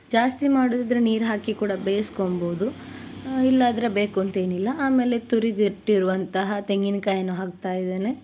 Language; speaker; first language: Kannada; non-native, local second language; Tulu